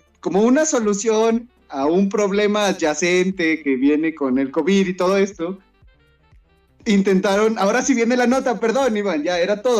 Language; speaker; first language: Spanish; native; Spanish